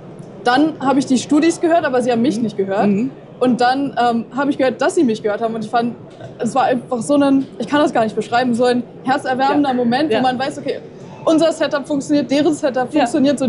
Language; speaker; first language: German; native; German